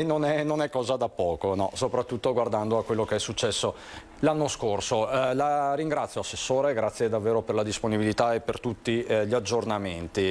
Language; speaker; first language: Italian; native; Italian